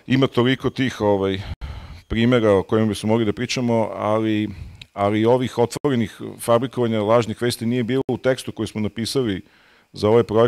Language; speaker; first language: Bosnian; native; Bosnian